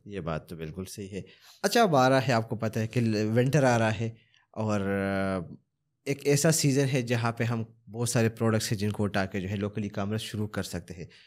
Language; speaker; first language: Urdu; non-native, local second language; Pashto